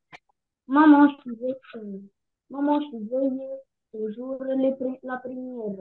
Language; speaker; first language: French; non-native, learner; Arabic